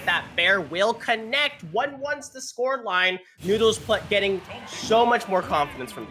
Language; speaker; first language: English; native; English